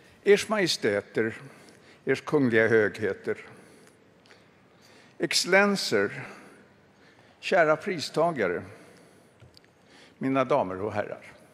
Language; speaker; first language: Swedish; native; Swedish